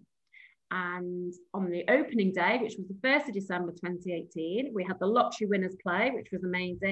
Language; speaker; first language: English; native; English